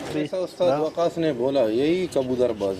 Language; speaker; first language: Hindi; non-native, learner; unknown